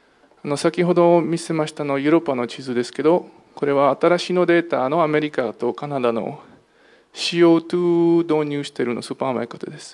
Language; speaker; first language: Japanese; non-native, fluent; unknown